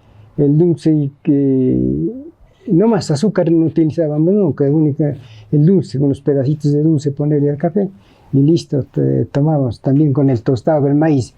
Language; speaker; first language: Spanish; native; Spanish